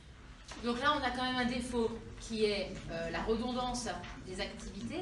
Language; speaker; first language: French; native; French